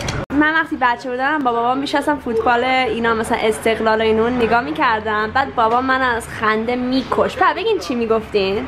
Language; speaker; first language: Persian; early bilingual, heritage; Persian